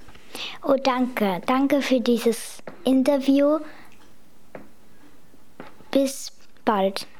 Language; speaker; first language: German; early bilingual, other home language; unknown